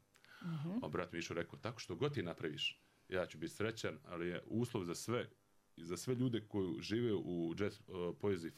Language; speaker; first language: Serbian; native; Serbian